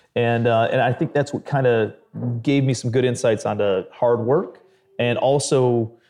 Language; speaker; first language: English; native; English